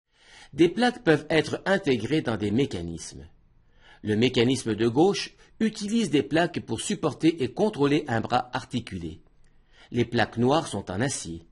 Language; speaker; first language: French; native; French